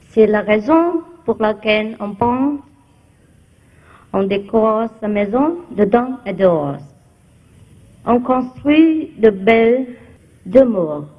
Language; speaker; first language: French; non-native, fluent; Vietnamese